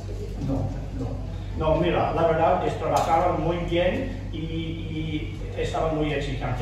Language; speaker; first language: Spanish; non-native, fluent; English